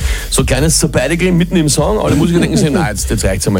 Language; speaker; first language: German; native; German